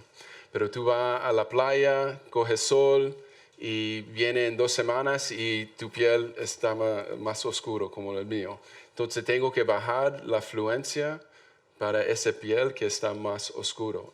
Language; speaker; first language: Spanish; non-native, learner; English